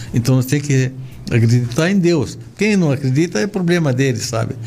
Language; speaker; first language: Portuguese; non-native, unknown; Arabic